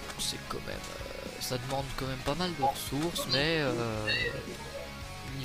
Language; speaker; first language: French; native; French